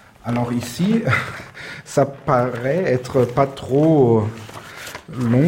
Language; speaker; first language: French; non-native, fluent; German